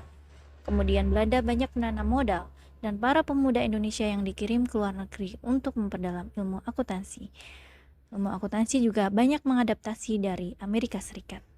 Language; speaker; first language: Indonesian; native; Indonesian